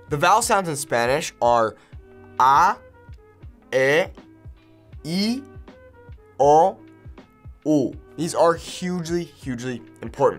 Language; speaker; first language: English; native; English